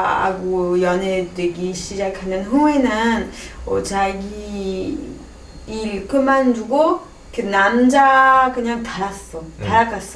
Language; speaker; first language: Korean; non-native, learner; French